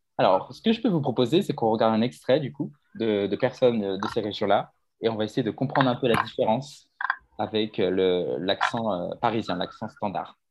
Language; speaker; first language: French; native; French